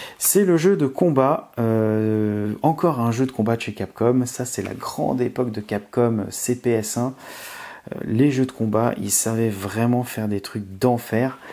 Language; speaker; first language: French; native; French